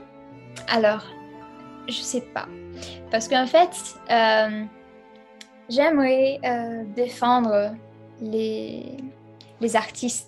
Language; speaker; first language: French; non-native, fluent; Italian